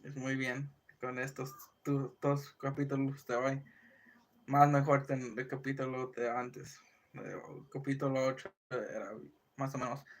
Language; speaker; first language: Spanish; non-native, learner; English